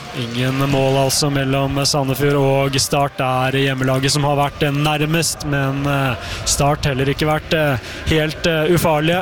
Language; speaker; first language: Norwegian; native; Norwegian